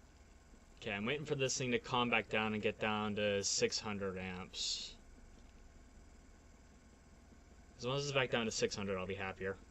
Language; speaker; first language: English; native; English